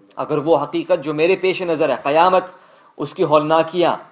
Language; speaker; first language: Urdu; early bilingual, other home language; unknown